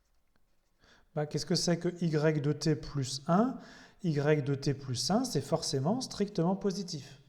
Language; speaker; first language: French; native; French